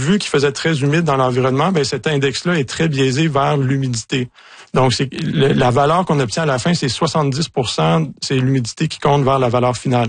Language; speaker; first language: French; native; French